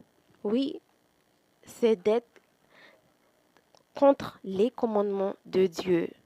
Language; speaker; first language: French; non-native, fluent; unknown